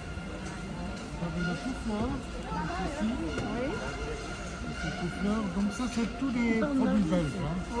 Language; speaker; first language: French; native; French